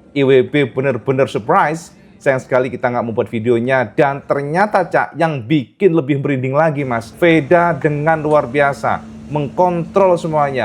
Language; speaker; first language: Indonesian; native; Indonesian